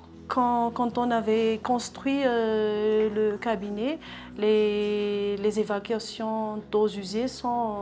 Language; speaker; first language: French; non-native, local second language; Malagasy